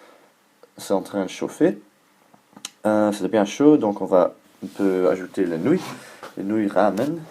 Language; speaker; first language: French; non-native, learner; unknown